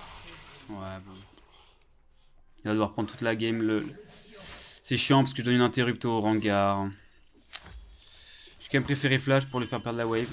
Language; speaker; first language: French; native; French